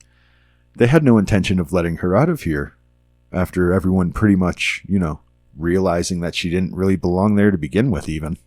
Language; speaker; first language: English; native; English